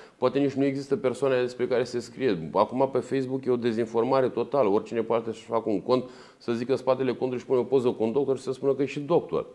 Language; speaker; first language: Romanian; native; Romanian